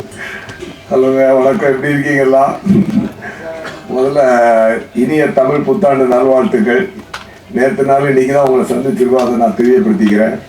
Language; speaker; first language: Tamil; native; Tamil